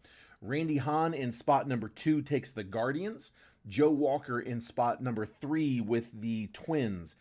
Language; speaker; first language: English; native; English